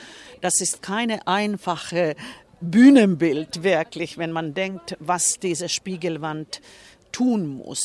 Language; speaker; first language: German; non-native, fluent; Finnish